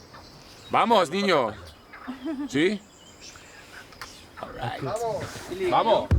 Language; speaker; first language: Spanish; non-native, learner; French